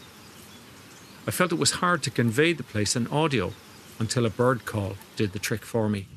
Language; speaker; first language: English; native; English